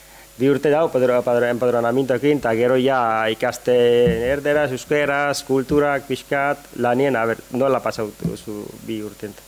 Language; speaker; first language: Basque; non-native, learner; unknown